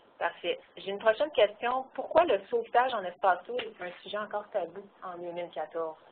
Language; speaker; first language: French; native; French